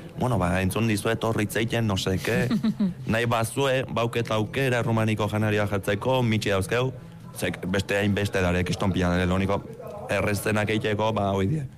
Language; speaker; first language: Basque; early bilingual, other home language; Romanian